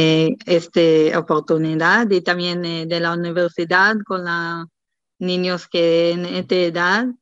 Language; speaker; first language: Spanish; non-native, learner; Hebrew